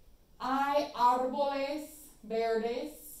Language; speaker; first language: Spanish; non-native, fluent; English